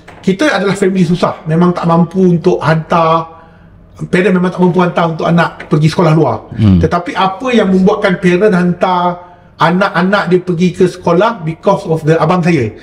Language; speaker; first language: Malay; non-native, local second language; Chinese